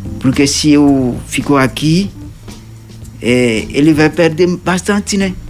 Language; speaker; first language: Portuguese; non-native, learner; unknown